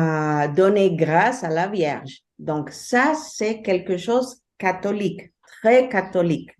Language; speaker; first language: French; non-native, fluent; Spanish